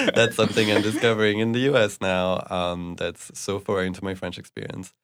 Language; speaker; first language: English; non-native, fluent; French